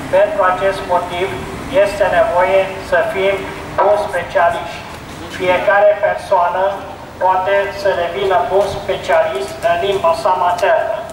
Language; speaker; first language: Romanian; non-native, local second language; Hungarian